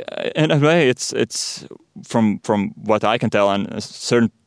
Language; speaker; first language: English; non-native, fluent; Latvian